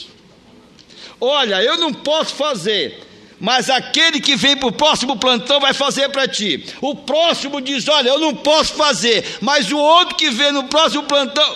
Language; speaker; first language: Portuguese; native; Portuguese